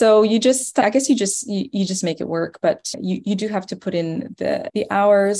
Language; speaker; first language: English; non-native, fluent; French